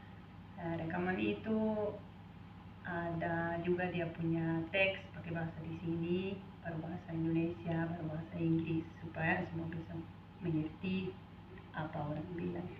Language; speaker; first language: Indonesian; non-native, fluent; Dutch